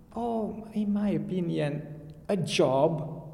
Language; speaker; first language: English; non-native, learner; Romanian